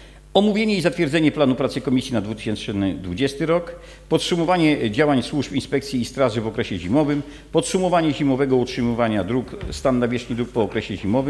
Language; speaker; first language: Polish; native; Polish